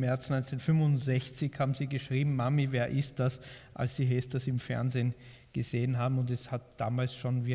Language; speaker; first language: German; native; German